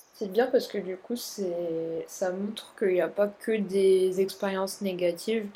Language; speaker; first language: French; native; French